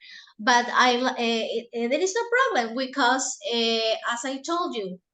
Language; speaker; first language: English; non-native, fluent; Spanish